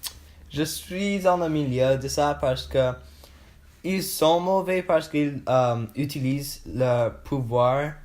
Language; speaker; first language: French; non-native, learner; English